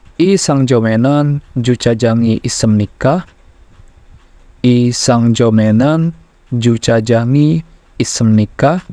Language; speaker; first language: Korean; non-native, fluent; Indonesian